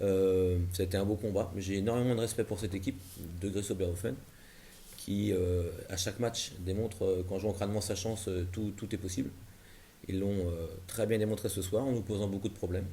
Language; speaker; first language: French; native; French